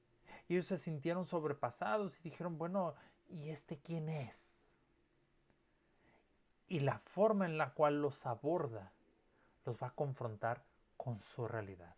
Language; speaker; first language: Spanish; native; Spanish